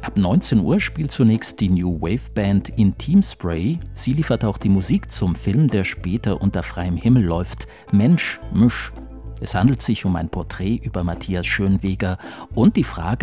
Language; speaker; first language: German; native; German